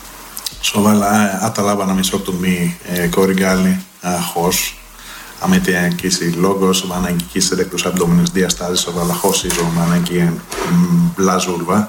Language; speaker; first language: Hungarian; non-native, learner; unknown